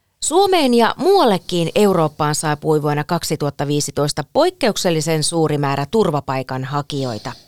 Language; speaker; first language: Finnish; native; Finnish